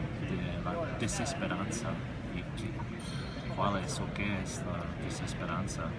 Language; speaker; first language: Spanish; non-native, fluent; English